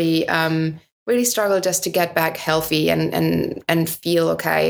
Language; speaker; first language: English; non-native, fluent; German